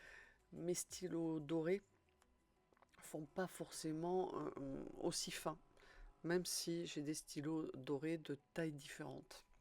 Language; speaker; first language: French; native; French